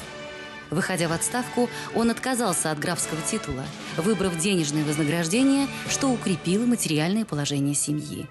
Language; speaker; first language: Russian; native; Russian